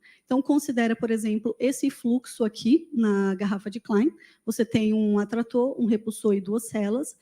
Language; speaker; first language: Portuguese; native; Portuguese